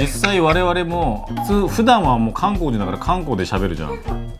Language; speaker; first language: Japanese; non-native, fluent; Korean